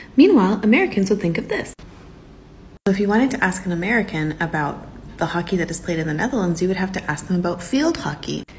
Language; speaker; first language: English; native; English